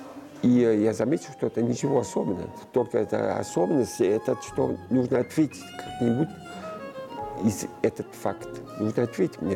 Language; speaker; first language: Russian; early bilingual, heritage; Russian